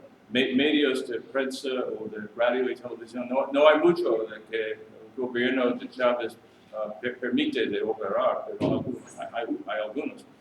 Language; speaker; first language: Spanish; non-native, learner; English